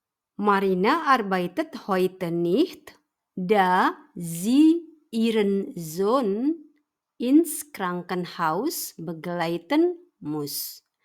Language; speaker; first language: German; non-native, fluent; Indonesian